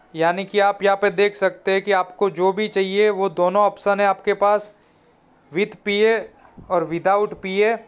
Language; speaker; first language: Hindi; non-native, local second language; Gujarati